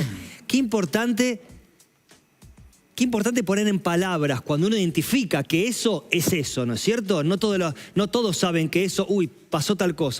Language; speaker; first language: Spanish; native; Spanish